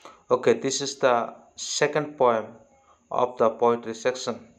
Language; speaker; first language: English; non-native, local second language; Odia